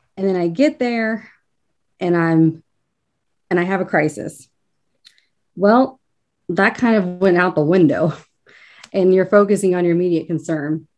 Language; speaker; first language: English; native; English